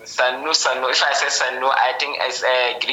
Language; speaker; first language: English; non-native, learner; Hausa